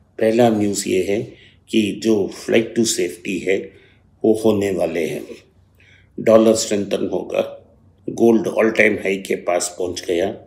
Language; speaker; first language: Hindi; non-native, local second language; Tamil